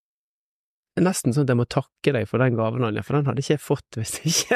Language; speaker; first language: Norwegian; native; Norwegian